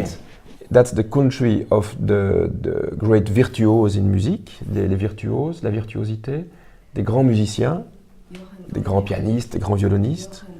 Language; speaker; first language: English; non-native, learner; French